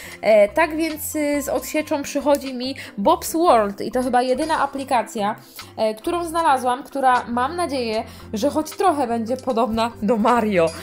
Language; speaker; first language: Polish; native; Polish